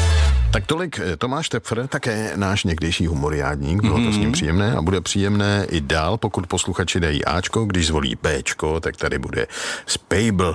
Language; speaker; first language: Czech; native; Czech